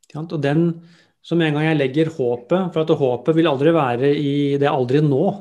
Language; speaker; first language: Norwegian; native; Norwegian